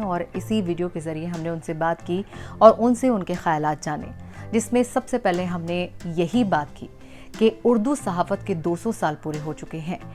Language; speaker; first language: Urdu; native; Urdu